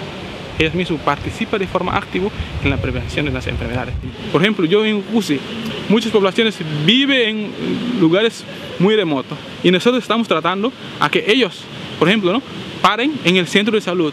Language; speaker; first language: Spanish; non-native, fluent; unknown